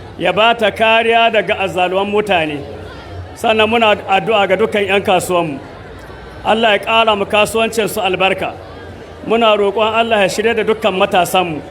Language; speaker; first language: Hausa; native; Hausa